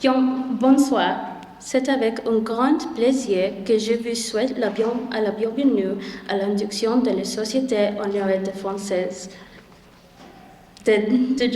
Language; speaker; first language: French; non-native, learner; English